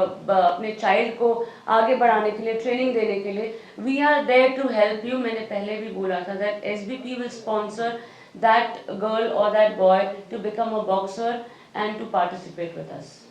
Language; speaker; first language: Hindi; native; Hindi